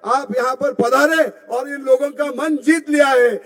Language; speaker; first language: Hindi; non-native, local second language; Marathi